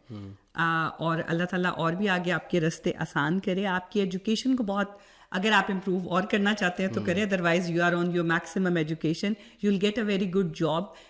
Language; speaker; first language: Urdu; non-native, local second language; Punjabi